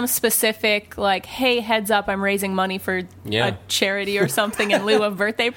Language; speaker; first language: English; native; English